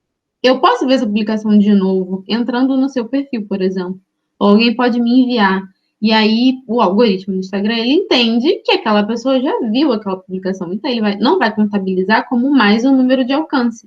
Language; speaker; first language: Portuguese; native; Portuguese